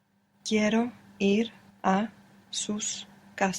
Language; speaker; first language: Spanish; non-native, learner; English